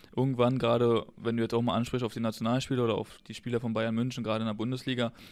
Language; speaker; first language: German; native; German